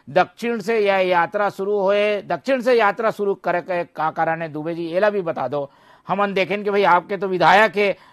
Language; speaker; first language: Hindi; native; Hindi